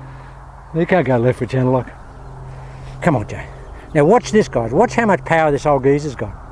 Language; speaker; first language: English; native; English